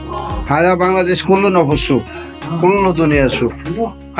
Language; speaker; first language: Arabic; non-native, learner; Bangla